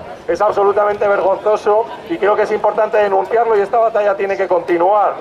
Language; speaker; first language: Spanish; native; Spanish